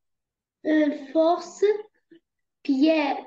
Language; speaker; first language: French; non-native, local second language; Arabic